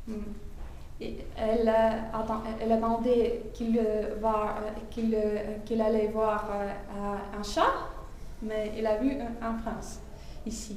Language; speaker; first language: French; non-native, fluent; Russian